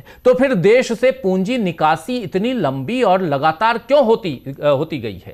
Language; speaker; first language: Hindi; native; Hindi